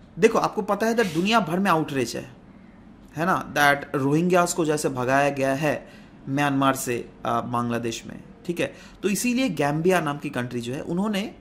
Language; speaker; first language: Hindi; non-native, local second language; Assamese